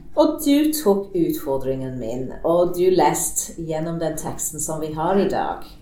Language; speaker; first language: Norwegian; non-native, fluent; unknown